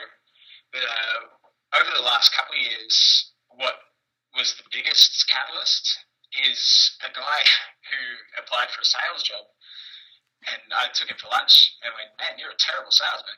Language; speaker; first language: English; native; English